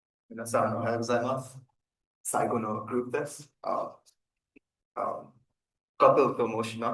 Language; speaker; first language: Japanese; non-native, learner; English